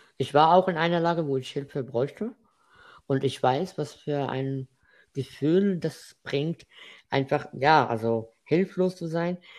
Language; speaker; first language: German; non-native, fluent; Arabic